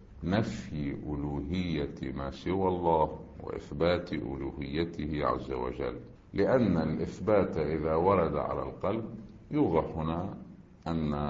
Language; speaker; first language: Arabic; native; Arabic